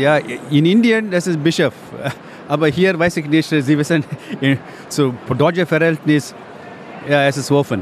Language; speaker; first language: German; non-native, fluent; Tamil